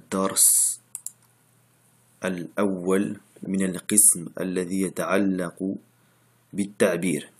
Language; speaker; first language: Arabic; non-native, fluent; French